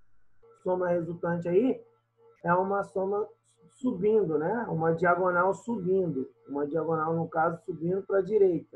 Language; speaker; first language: Portuguese; native; Portuguese